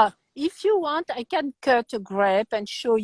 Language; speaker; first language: English; non-native, learner; French